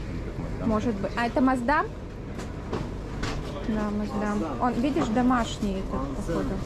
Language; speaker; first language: Russian; native; Russian